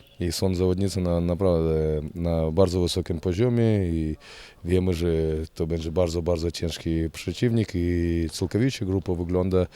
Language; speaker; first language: Polish; non-native, fluent; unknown